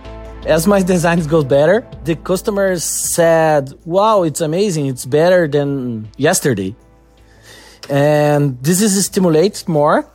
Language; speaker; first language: English; non-native, learner; Portuguese